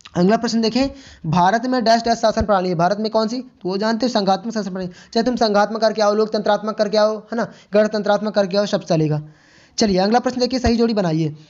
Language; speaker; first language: Hindi; native; Hindi